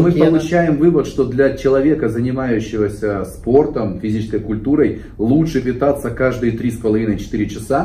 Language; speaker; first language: Russian; native; Russian